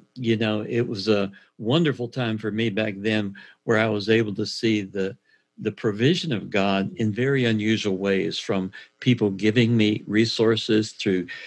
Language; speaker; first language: English; native; English